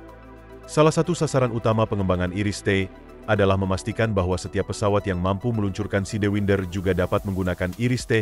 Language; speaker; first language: Indonesian; native; Indonesian